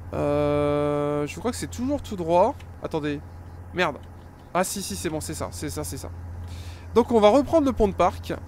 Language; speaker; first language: French; native; French